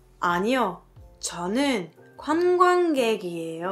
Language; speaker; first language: Korean; non-native, fluent; French